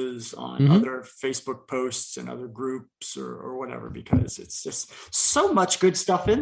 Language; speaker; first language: English; native; English